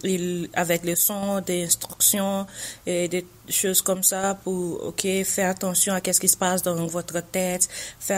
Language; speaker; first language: French; non-native, learner; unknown